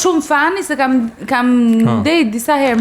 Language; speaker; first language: Albanian; native; Albanian